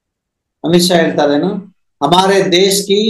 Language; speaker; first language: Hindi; non-native, local second language; Kannada